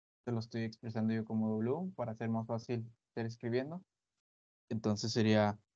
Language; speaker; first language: Spanish; native; Spanish